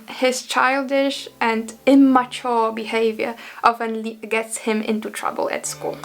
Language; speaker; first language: English; non-native, fluent; Polish